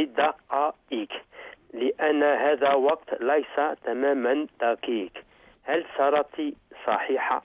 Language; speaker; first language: Arabic; non-native, learner; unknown